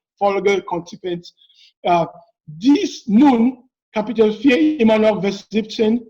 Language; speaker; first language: German; non-native, fluent; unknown